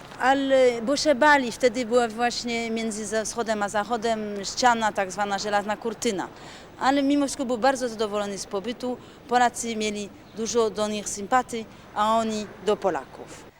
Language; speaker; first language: Polish; non-native, fluent; French